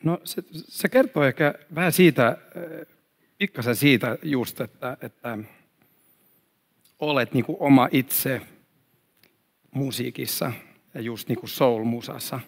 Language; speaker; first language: Finnish; non-native, fluent; Swedish